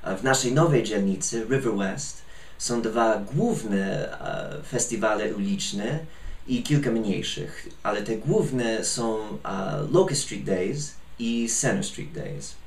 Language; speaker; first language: Polish; non-native, fluent; English